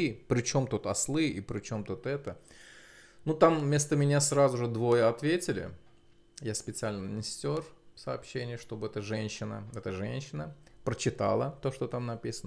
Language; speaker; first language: Russian; non-native, fluent; Azerbaijani